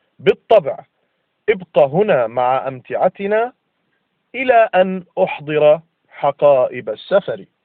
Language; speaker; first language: Arabic; non-native, fluent; English